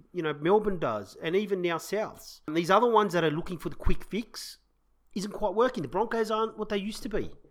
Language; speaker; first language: English; native; English